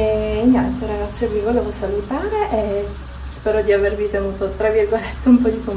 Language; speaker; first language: Italian; native; Italian